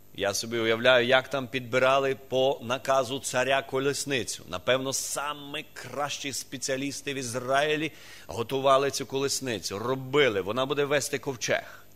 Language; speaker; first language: Ukrainian; non-native, local second language; Russian